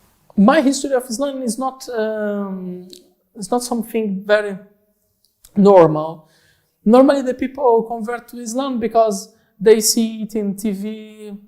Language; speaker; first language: English; non-native, learner; Portuguese